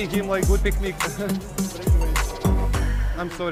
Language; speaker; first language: English; non-native, learner; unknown